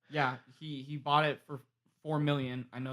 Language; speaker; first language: English; native; English